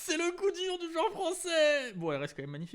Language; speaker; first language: French; native; French